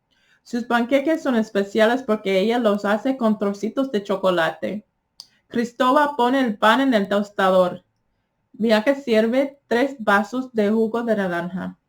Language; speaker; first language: Spanish; early bilingual, heritage; Spanish